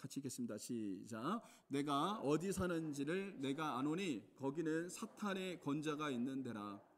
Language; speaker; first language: Korean; native; Korean